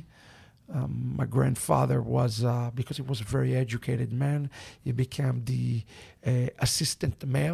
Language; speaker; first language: English; non-native, fluent; Hebrew